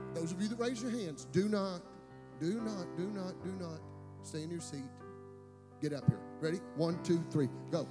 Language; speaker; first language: English; native; English